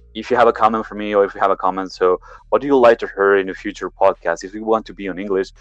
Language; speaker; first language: English; non-native, learner; Spanish